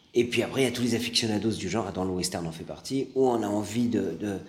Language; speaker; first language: French; native; French